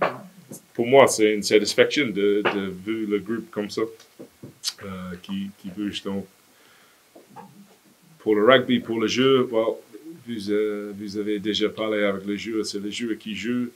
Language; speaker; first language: French; non-native, fluent; English